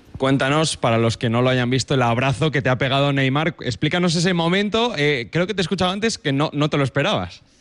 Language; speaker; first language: Spanish; native; Spanish